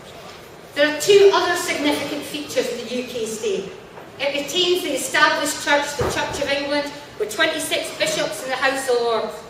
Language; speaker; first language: English; native; English